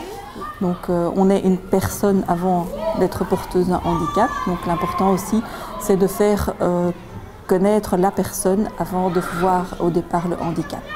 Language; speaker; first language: French; native; French